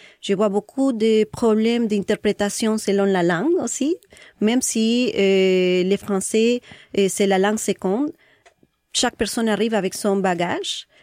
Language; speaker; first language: French; non-native, fluent; Spanish